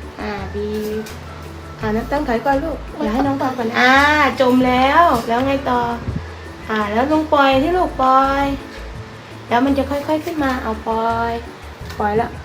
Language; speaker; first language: Thai; native; Thai